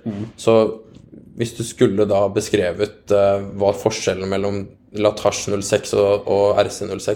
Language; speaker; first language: Norwegian; native; Norwegian